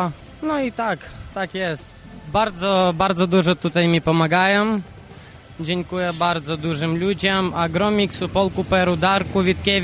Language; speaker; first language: Polish; non-native, learner; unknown